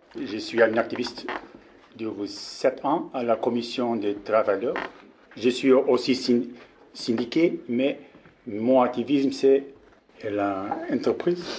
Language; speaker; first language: French; non-native, learner; Portuguese